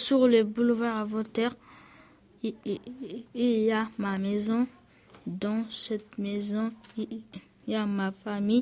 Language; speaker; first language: French; non-native, learner; Soninke